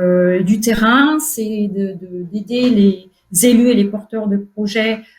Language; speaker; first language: French; native; French